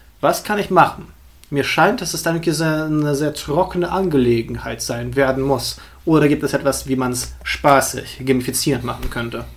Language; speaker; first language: German; early bilingual, other home language; Russian